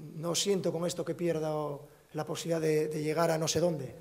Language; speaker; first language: Spanish; native; Spanish